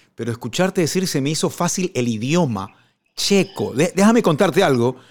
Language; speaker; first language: Spanish; native; Spanish